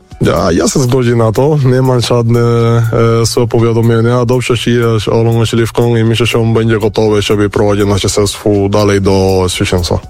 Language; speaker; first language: Polish; non-native, learner; Spanish